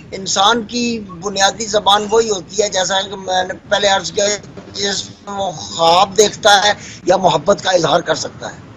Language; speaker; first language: Urdu; non-native, local second language; Pahari-Potwari